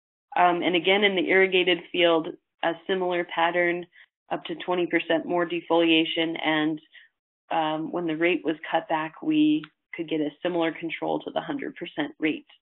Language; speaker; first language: English; native; English